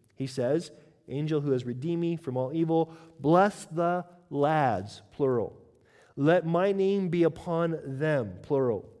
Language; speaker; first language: English; native; English